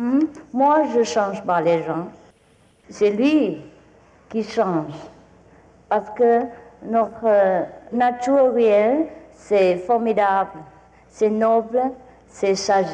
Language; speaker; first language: French; non-native, fluent; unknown